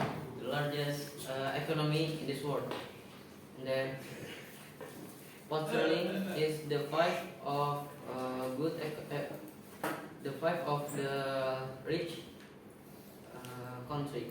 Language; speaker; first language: English; non-native, learner; Indonesian